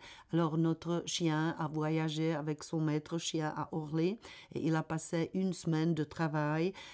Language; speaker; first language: French; non-native, fluent; Czech